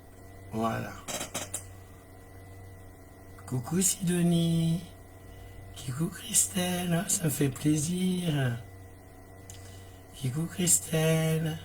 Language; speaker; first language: French; native; French